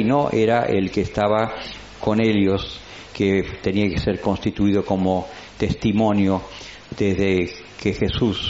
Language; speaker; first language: Spanish; native; Spanish